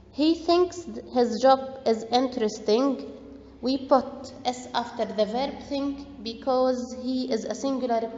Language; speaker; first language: English; non-native, fluent; Arabic